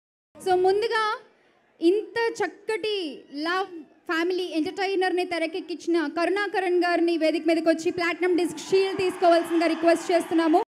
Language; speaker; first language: Telugu; native; Telugu